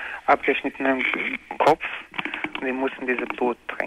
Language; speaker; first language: German; non-native, learner; Croatian